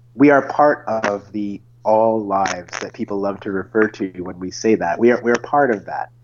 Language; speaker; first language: English; native; English